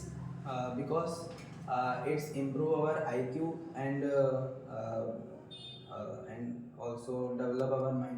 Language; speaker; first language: English; non-native, local second language; Hindi